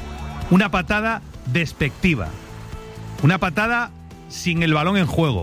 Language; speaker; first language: Spanish; native; Spanish